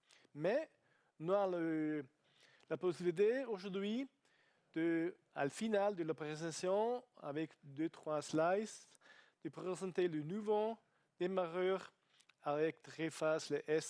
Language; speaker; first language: French; non-native, learner; Italian